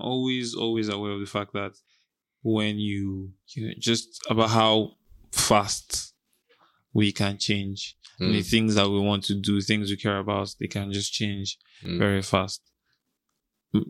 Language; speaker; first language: English; non-native, local second language; Igbo